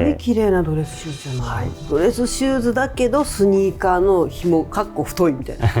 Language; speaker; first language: Japanese; native; Japanese